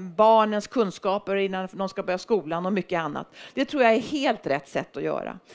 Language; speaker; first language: Swedish; native; Swedish